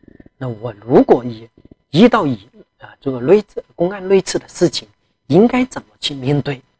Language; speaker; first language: Chinese; non-native, local second language; Tibetan